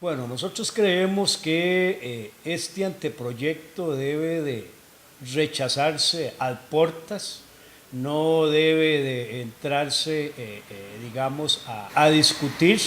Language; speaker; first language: Spanish; native; Spanish